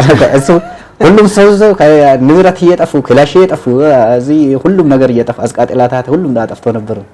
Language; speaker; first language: Amharic; non-native, local second language; Oromo